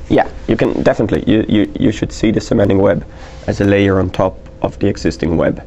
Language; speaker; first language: English; non-native, fluent; Dutch